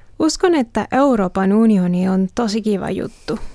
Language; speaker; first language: Finnish; non-native, learner; Spanish